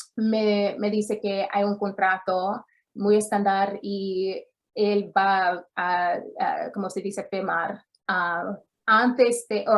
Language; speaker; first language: Spanish; early bilingual, other home language; English